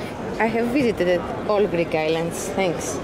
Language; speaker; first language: English; non-native, fluent; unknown